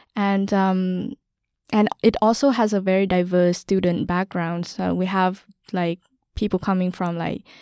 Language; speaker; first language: English; non-native, fluent; Vietnamese